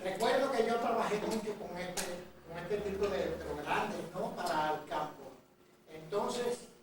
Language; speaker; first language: Spanish; native; Spanish